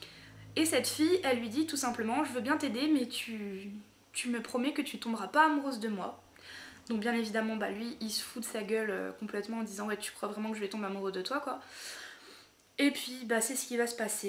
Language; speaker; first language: French; native; French